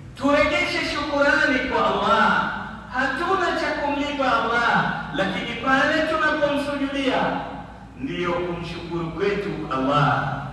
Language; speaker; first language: Swahili; native; Swahili